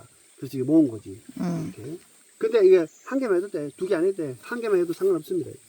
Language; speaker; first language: Korean; native; Korean